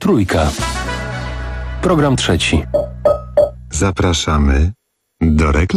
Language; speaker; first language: Polish; native; Polish